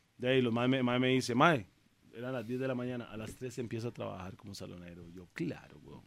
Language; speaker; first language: Spanish; early bilingual, other home language; English